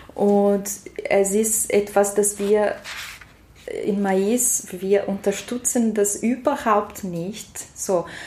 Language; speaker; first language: German; non-native, learner; Portuguese